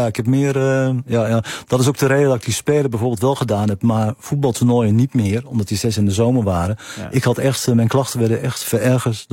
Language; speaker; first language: Dutch; native; Dutch